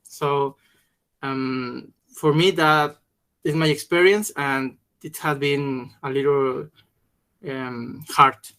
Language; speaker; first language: English; non-native, learner; Spanish